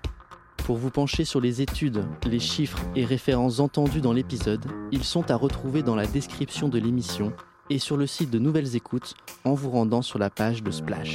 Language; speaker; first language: French; native; French